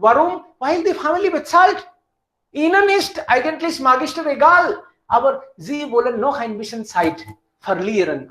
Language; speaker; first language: German; non-native, fluent; Hindi